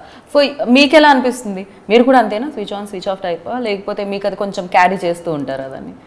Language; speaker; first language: Telugu; native; Telugu